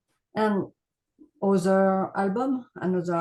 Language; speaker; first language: English; non-native, learner; French